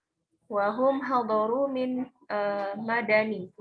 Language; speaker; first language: Arabic; non-native, learner; Indonesian